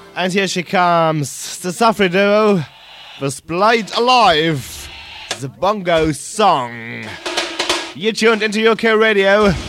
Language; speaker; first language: English; non-native, fluent; German